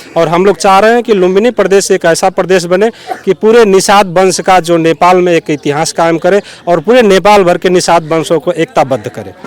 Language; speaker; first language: Hindi; non-native, local second language; Bhojpuri